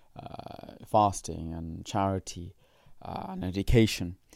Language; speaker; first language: English; native; English